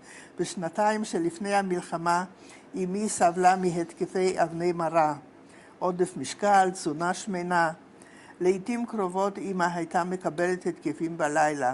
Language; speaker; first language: Hebrew; non-native, fluent; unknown